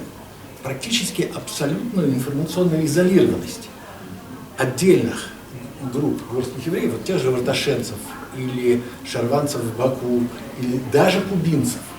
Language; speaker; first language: Russian; native; Russian